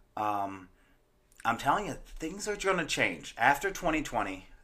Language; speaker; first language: English; native; English